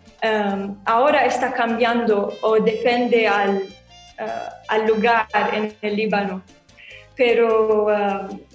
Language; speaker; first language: Spanish; non-native, learner; Arabic